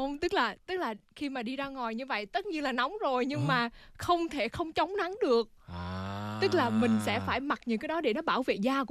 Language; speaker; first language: Vietnamese; native; Vietnamese